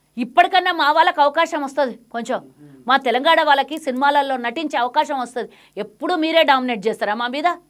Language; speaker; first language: Telugu; native; Telugu